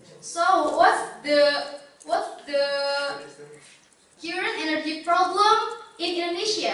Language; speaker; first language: English; non-native, learner; Indonesian